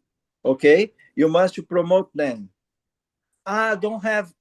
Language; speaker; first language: English; non-native, learner; Portuguese